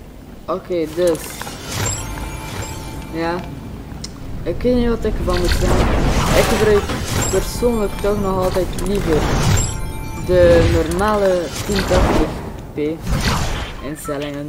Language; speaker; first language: Dutch; native; Dutch